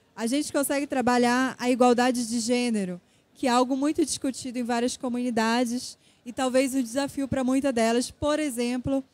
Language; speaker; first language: Portuguese; native; Portuguese